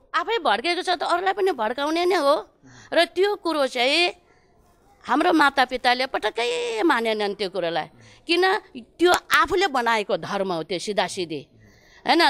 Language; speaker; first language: Nepali; non-native, local second language; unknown